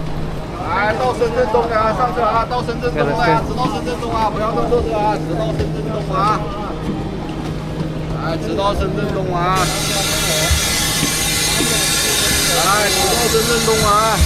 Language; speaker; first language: Chinese; native; Chinese